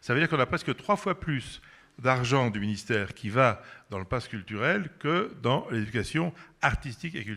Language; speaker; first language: French; native; French